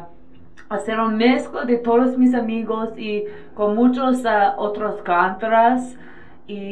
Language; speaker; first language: Spanish; non-native, learner; English